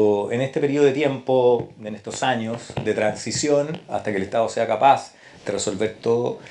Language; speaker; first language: Spanish; native; Spanish